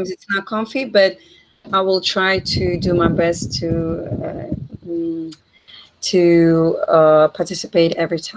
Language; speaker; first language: English; non-native, fluent; Russian